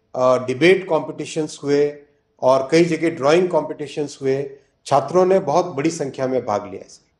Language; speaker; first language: Hindi; native; Hindi